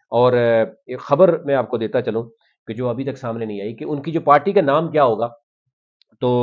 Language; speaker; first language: Urdu; non-native, local second language; Punjabi